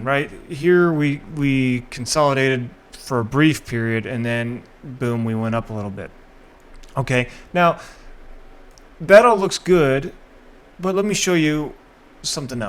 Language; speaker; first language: English; native; English